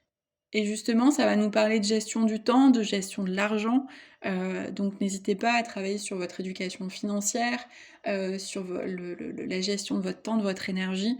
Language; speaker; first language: French; native; French